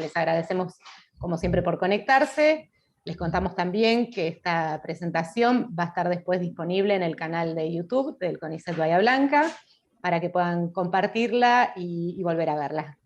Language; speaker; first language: Spanish; native; Spanish